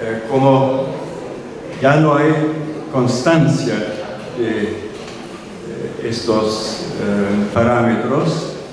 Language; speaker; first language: Spanish; non-native, fluent; German